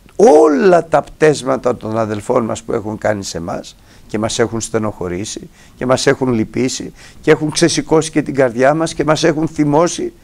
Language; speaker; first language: Greek; native; Greek